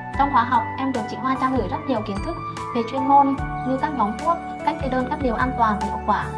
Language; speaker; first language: Vietnamese; non-native, local second language; Muong